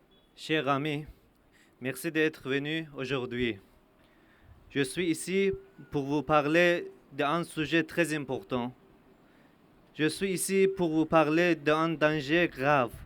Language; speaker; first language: French; non-native, learner; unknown